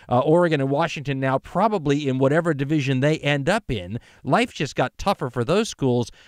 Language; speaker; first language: English; native; English